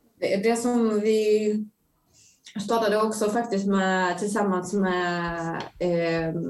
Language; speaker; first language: Swedish; non-native, fluent; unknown